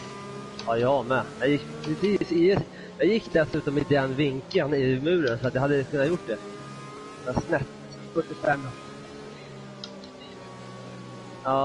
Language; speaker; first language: Swedish; native; Swedish